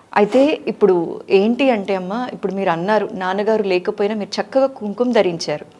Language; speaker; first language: Telugu; native; Telugu